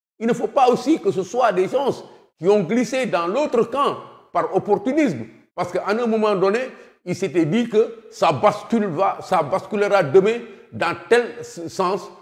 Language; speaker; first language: French; non-native, local second language; Wolof